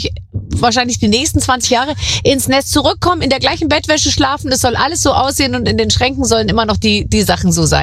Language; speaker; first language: German; native; German